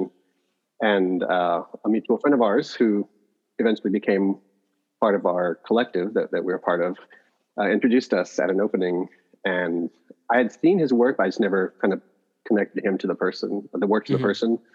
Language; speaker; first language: English; native; English